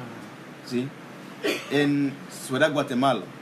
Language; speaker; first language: Spanish; non-native, local second language; English